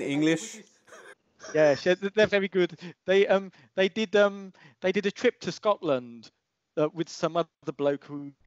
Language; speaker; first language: English; native; English